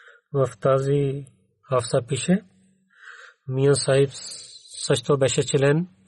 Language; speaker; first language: Bulgarian; non-native, learner; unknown